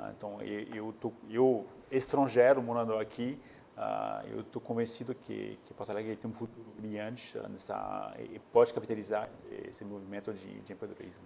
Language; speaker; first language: Portuguese; non-native, fluent; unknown